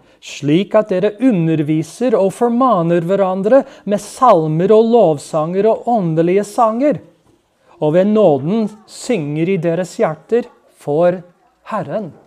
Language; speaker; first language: Norwegian; non-native, fluent; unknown